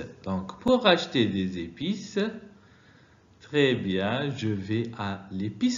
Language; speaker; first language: French; non-native, fluent; Arabic